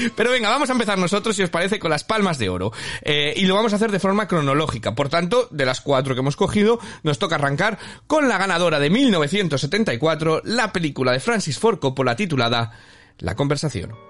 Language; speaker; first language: Spanish; native; Spanish